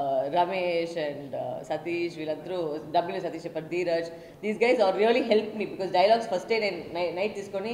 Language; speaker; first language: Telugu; non-native, learner; Tamil